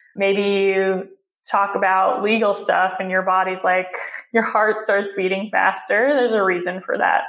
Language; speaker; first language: English; early bilingual, other home language; Hebrew